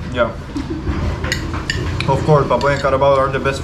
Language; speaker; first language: English; non-native, fluent; Spanish